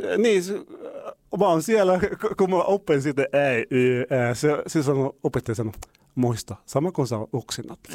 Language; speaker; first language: Finnish; non-native, fluent; Arabic